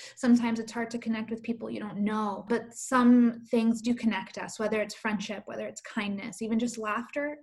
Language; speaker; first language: English; early bilingual, other home language; Spanish